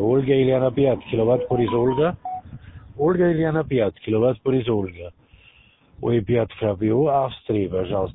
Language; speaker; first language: Russian; non-native, learner; German